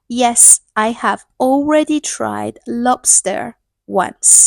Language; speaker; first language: English; non-native, fluent; Persian